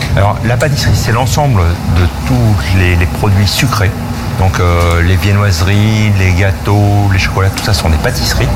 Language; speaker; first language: French; native; French